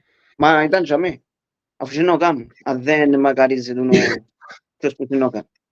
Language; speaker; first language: Greek; early bilingual, heritage; Greek